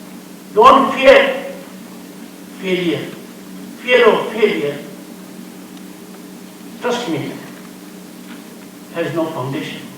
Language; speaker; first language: English; non-native, local second language; Hindi